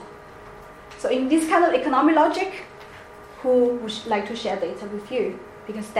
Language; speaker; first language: English; non-native, fluent; Chinese